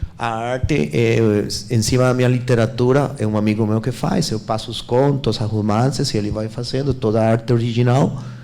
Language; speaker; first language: Portuguese; non-native, fluent; Spanish